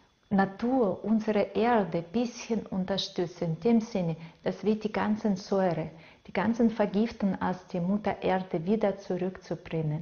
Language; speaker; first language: German; non-native, fluent; Russian